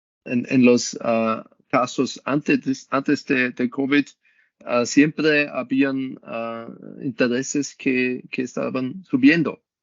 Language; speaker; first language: Spanish; non-native, learner; German